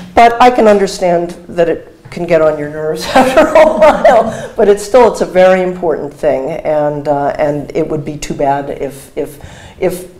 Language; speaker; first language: English; native; English